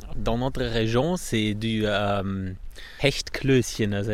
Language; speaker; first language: French; non-native, learner; German